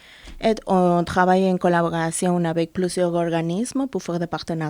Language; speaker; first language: French; non-native, fluent; Spanish